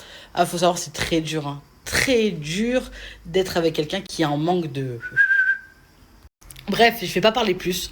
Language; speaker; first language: French; native; French